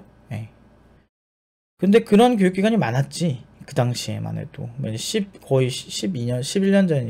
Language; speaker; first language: Korean; native; Korean